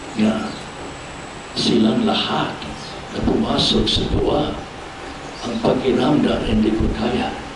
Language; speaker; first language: Filipino; non-native, fluent; English